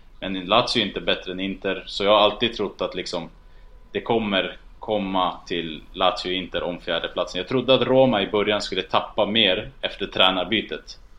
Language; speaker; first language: Swedish; early bilingual, other home language; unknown